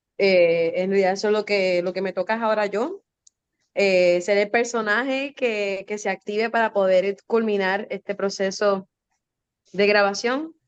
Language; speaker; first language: Spanish; native; Spanish